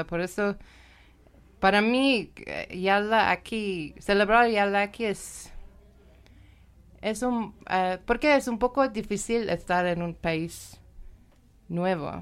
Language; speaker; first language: Spanish; non-native, learner; Persian